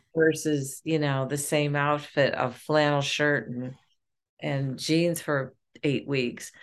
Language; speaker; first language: English; native; English